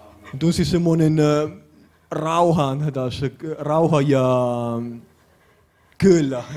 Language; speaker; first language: Finnish; non-native, learner; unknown